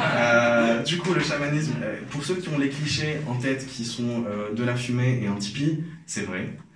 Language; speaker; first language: French; non-native, local second language; Arabic